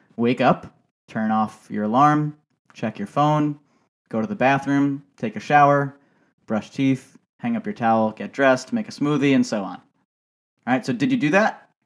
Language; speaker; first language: English; native; English